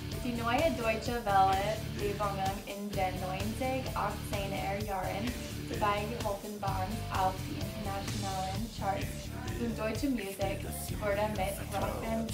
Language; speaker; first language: German; non-native, learner; English